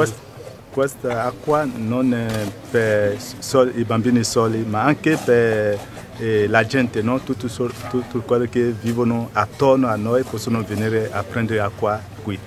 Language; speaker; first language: Italian; non-native, fluent; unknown